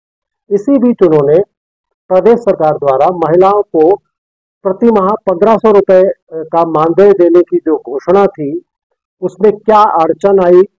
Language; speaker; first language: Hindi; native; Hindi